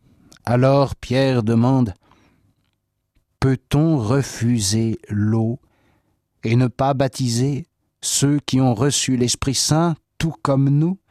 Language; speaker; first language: French; native; French